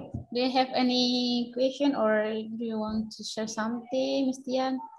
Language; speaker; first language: English; non-native, learner; Indonesian